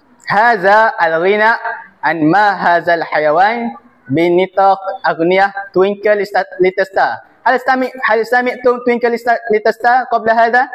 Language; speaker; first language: Arabic; non-native, learner; Malay